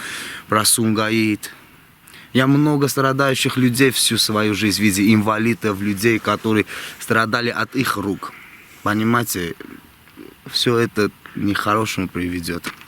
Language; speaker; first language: Russian; non-native, local second language; Armenian